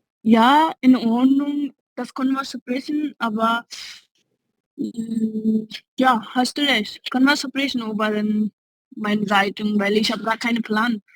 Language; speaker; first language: German; non-native, learner; Hindi